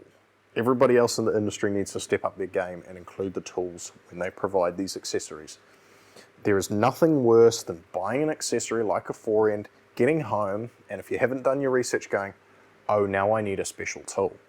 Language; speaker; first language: English; native; English